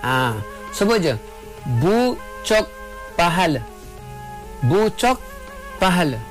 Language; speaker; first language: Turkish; non-native, fluent; Malay